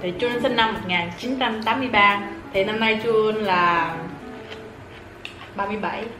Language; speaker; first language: Korean; non-native, learner; Vietnamese